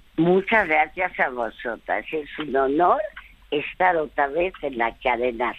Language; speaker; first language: Spanish; early bilingual, other home language; French